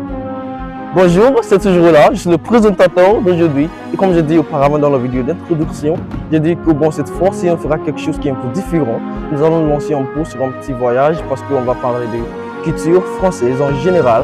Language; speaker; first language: French; non-native, fluent; Yoruba